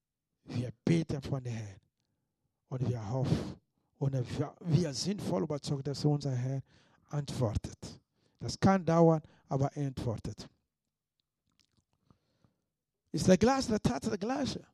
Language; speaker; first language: German; non-native, fluent; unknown